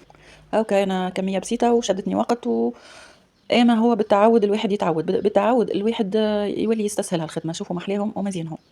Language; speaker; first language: Arabic; native; Arabic